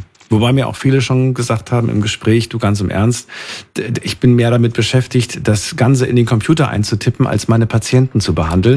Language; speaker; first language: German; native; German